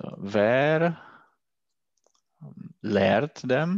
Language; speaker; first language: German; non-native, learner; Czech